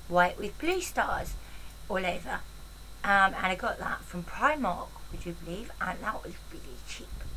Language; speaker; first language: English; native; English